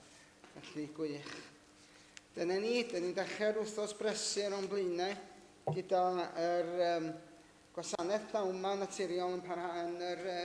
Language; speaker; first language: Welsh; native; Welsh